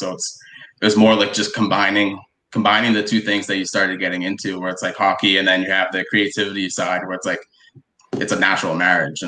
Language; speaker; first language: English; native; English